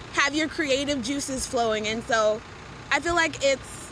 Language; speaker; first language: English; native; English